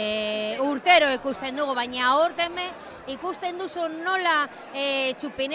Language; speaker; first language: Basque; non-native, local second language; Spanish